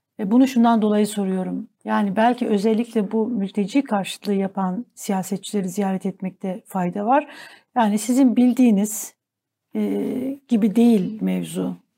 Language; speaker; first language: Turkish; native; Turkish